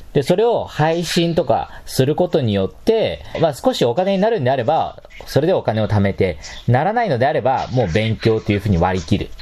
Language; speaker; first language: Japanese; non-native, fluent; Chinese